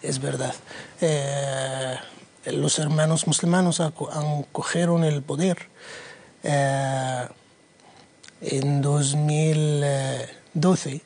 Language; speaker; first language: Spanish; non-native, learner; Arabic